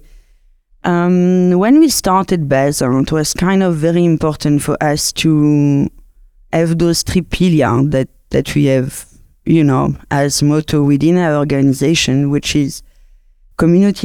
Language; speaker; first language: English; non-native, fluent; French